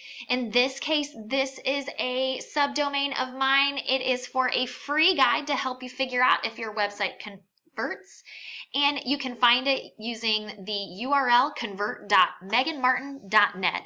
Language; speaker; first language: English; native; English